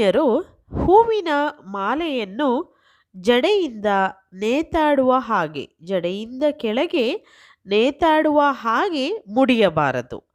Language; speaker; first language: Kannada; native; Kannada